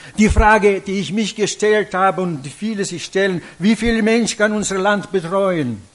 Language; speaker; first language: German; non-native, fluent; Italian